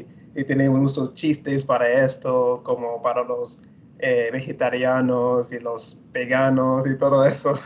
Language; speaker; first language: Spanish; non-native, fluent; English